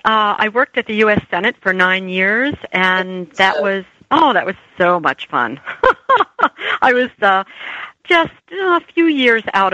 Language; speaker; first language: English; native; English